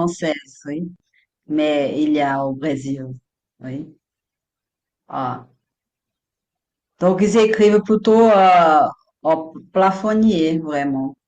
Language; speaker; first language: French; non-native, fluent; Portuguese